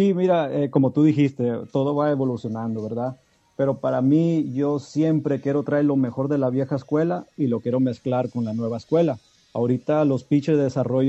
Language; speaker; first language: Spanish; early bilingual, heritage; Spanish